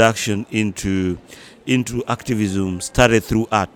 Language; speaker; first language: English; non-native, local second language; Luo (Kenya and Tanzania)